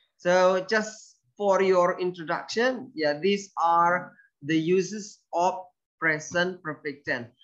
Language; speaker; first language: English; non-native, fluent; Indonesian